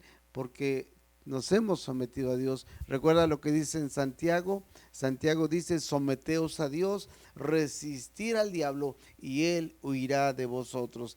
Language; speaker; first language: Spanish; native; Spanish